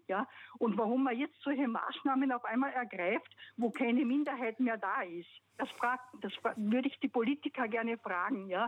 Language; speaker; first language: German; non-native, local second language; Slovenian